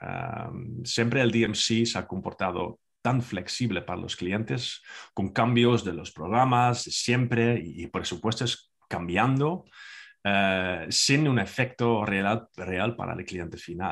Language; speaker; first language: Spanish; non-native, fluent; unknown